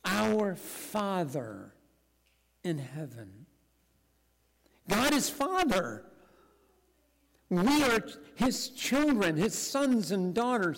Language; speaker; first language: English; native; English